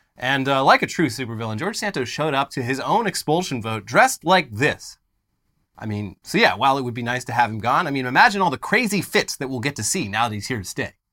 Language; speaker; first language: English; native; English